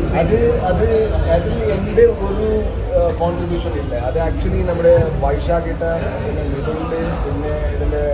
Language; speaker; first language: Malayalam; non-native, local second language; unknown